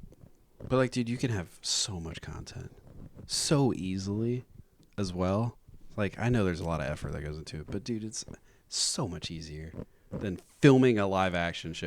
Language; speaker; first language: English; native; English